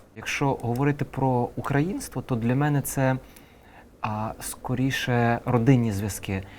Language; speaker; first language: Ukrainian; native; Ukrainian